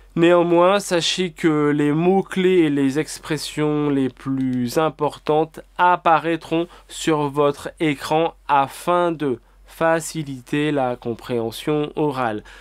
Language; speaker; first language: French; native; French